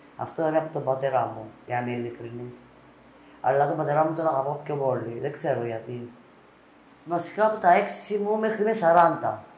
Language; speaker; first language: Greek; native; Greek